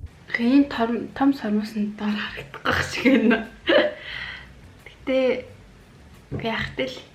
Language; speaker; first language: Mongolian; native; Mongolian